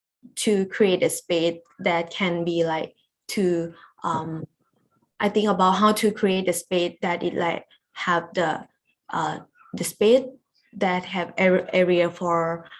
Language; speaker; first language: English; non-native, learner; Lao